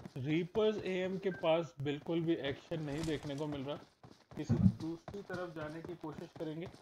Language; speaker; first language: Urdu; native; Urdu